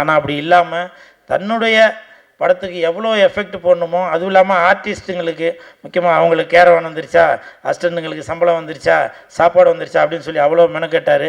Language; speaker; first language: Tamil; native; Tamil